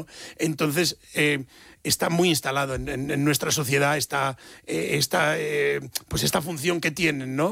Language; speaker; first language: Spanish; native; Spanish